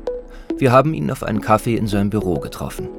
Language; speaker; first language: German; native; German